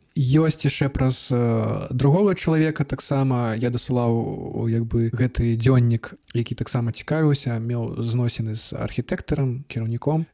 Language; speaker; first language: Belarusian; native; Belarusian